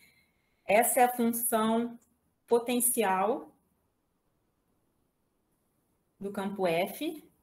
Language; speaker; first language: Portuguese; native; Portuguese